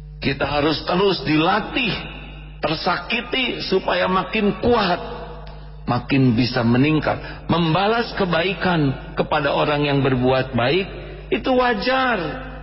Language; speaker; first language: Indonesian; native; Indonesian